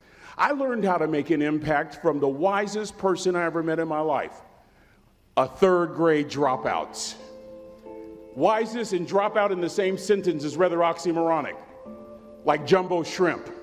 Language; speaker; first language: English; native; English